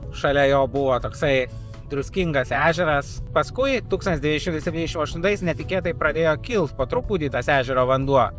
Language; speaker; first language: Lithuanian; native; Lithuanian